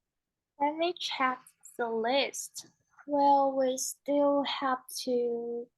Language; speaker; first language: English; non-native, learner; Chinese